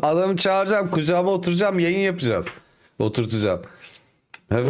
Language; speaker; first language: Turkish; native; Turkish